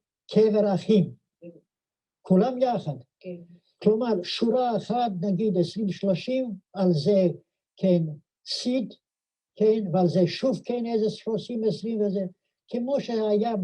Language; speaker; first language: Hebrew; non-native, fluent; Yiddish